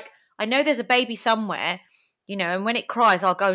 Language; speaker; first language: English; early bilingual, other home language; Greek